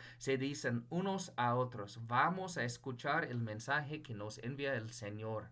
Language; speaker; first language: Spanish; non-native, fluent; English